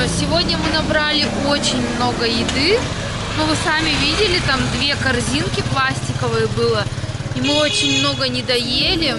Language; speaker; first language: Russian; native; Russian